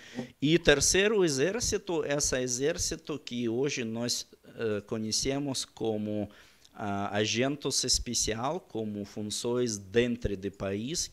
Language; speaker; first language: Portuguese; non-native, learner; Russian